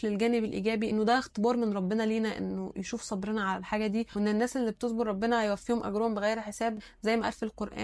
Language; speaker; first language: Arabic; native; Arabic